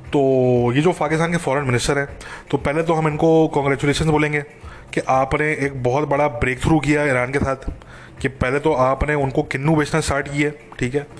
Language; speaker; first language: Hindi; native; Hindi